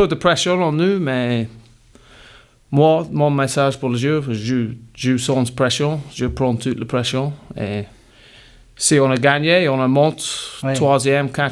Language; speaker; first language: French; non-native, learner; English